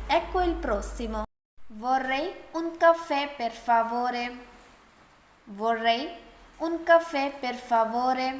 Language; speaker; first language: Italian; non-native, fluent; Urdu